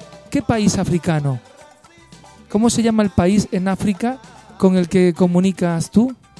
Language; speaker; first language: Spanish; native; Spanish